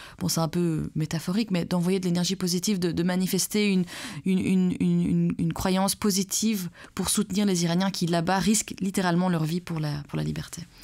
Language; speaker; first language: French; early bilingual, other home language; Persian